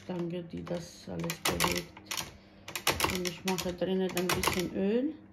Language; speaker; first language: German; non-native, learner; Bosnian